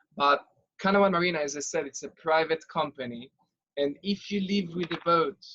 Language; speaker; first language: English; non-native, fluent; Hebrew